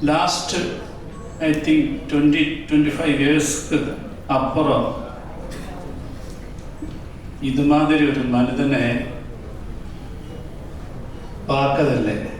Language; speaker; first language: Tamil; non-native, learner; Malayalam